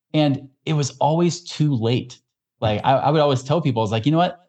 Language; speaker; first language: English; native; English